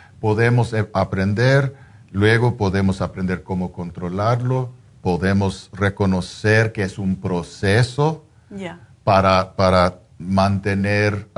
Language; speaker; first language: Spanish; non-native, fluent; English